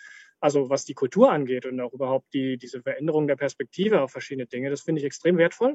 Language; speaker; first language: German; native; German